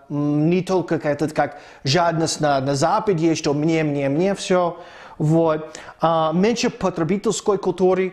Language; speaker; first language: Russian; non-native, fluent; English